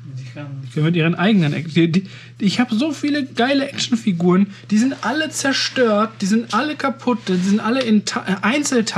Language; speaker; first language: German; native; German